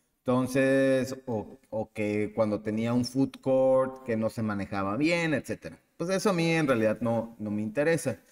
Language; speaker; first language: Spanish; native; Spanish